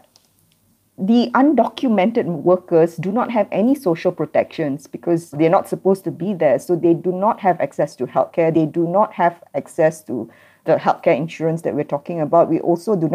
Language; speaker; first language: English; non-native, local second language; Tamil